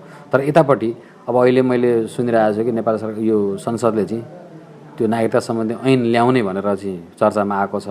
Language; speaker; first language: Nepali; native; Nepali